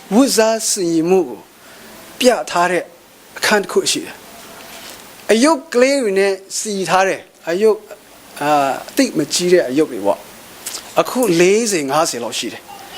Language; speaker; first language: Burmese; non-native, local second language; Kachin